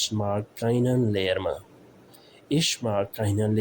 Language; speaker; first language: German; non-native, learner; Urdu